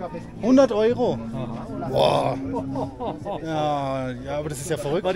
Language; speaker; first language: German; native; German